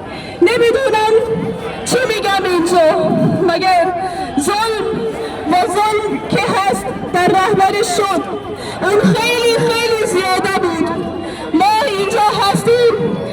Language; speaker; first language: Persian; non-native, learner; Urdu